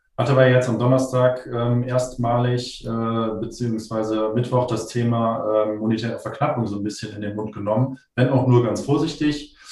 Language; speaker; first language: German; native; German